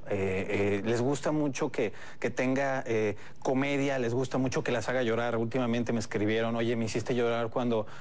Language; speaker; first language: Spanish; native; Spanish